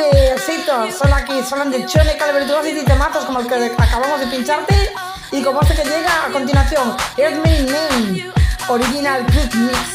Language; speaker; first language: Spanish; native; Spanish